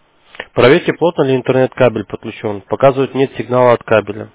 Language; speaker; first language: Russian; native; Russian